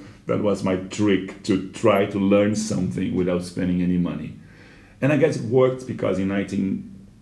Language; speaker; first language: English; non-native, fluent; Portuguese